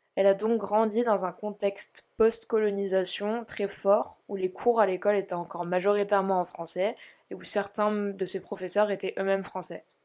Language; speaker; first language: French; native; French